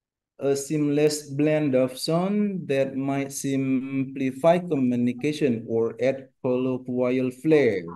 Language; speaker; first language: English; non-native, learner; Indonesian